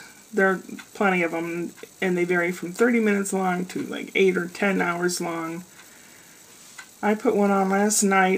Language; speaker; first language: English; native; English